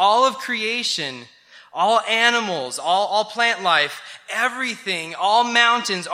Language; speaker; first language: English; native; English